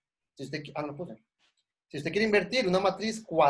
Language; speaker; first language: Spanish; native; Spanish